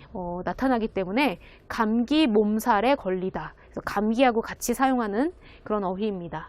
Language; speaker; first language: Korean; native; Korean